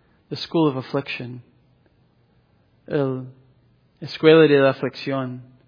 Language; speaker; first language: Spanish; non-native, fluent; English